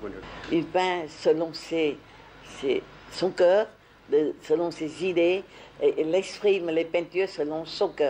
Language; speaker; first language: French; non-native, fluent; Vietnamese